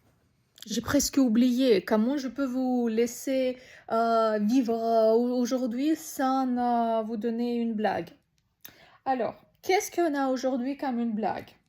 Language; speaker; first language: French; non-native, learner; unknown